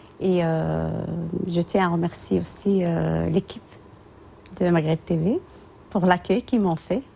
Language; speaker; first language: French; non-native, local second language; Tachelhit